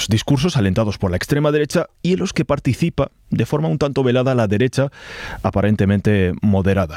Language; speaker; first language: Spanish; native; Spanish